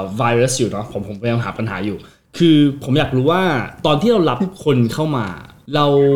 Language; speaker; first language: Thai; non-native, fluent; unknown